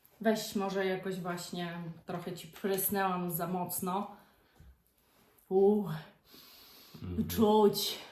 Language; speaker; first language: Polish; native; Polish